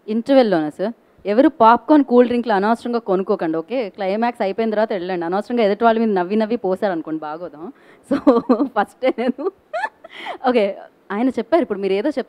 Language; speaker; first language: Telugu; native; Telugu